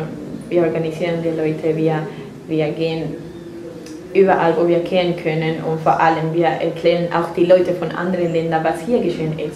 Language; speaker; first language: German; non-native, fluent; Spanish